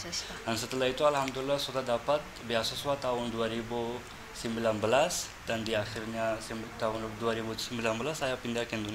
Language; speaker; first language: Indonesian; non-native, fluent; Persian